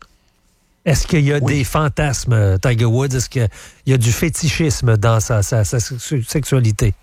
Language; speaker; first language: French; native; French